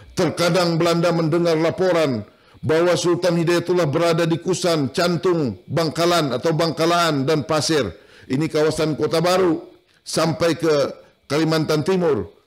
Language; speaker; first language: Indonesian; non-native, local second language; Banjar